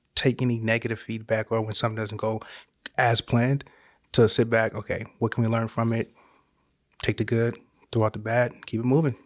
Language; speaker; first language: English; native; English